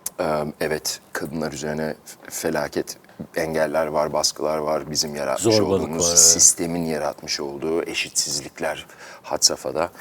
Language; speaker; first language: Turkish; early bilingual, heritage; Turkish